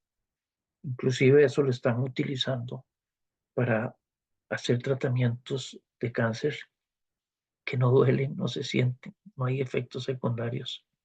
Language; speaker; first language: Spanish; native; Spanish